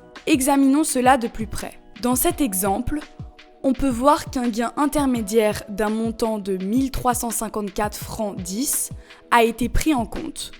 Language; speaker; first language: French; native; French